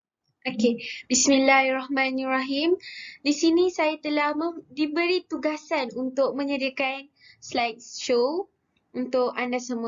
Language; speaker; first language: Malay; native; Malay